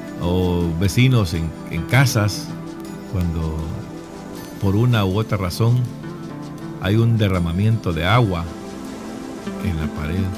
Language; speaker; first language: Spanish; native; Spanish